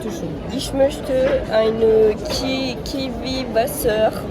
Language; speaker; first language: German; non-native, learner; French